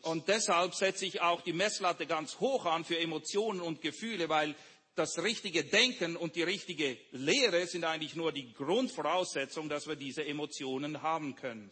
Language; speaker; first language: German; native; German